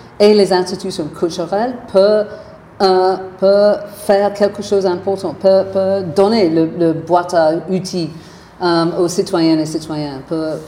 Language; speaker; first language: French; non-native, fluent; English